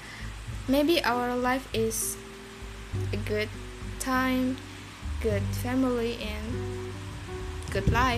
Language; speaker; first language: English; non-native, learner; Indonesian